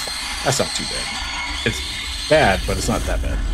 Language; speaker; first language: English; native; English